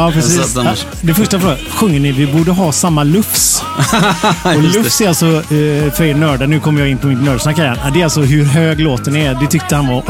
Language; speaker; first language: Swedish; native; Swedish